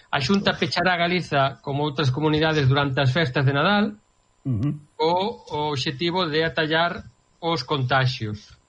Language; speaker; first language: Galician; native; Galician